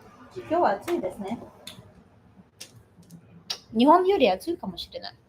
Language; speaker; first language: Japanese; non-native, learner; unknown